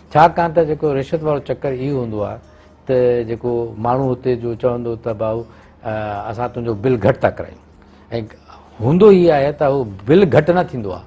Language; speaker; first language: Sindhi; non-native, local second language; Urdu